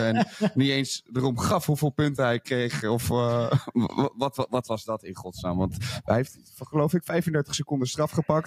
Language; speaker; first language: Dutch; native; Dutch